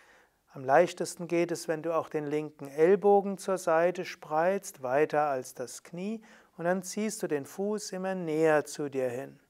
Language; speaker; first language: German; native; German